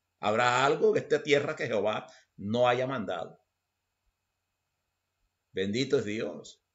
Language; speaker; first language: Spanish; native; Spanish